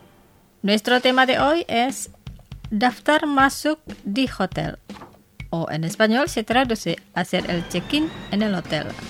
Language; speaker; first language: Spanish; non-native, fluent; Indonesian